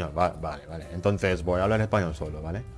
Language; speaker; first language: Spanish; non-native, learner; Indonesian